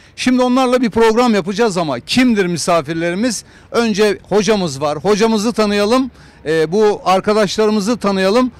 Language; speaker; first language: Turkish; native; Turkish